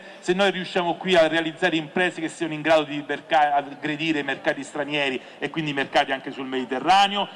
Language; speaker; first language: Italian; native; Italian